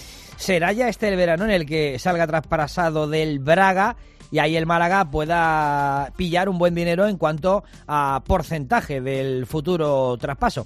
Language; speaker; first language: Spanish; native; Spanish